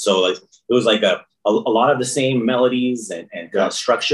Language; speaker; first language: English; early bilingual, other home language; Croatian